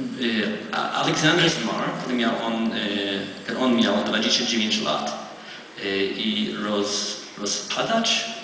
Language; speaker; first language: Polish; non-native, learner; Hebrew